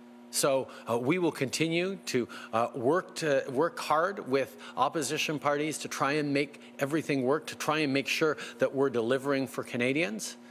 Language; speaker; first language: English; early bilingual, other home language; French